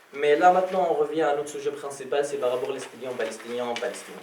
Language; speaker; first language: French; non-native, fluent; Arabic